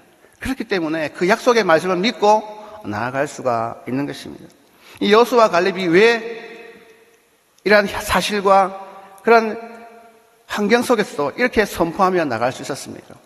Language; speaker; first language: Korean; native; Korean